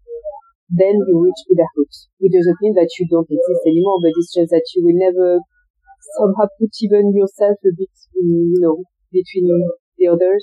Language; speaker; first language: English; non-native, fluent; French